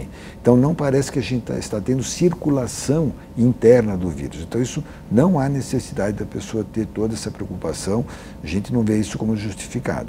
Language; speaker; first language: Portuguese; native; Portuguese